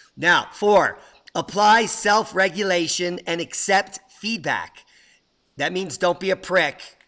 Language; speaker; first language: English; native; English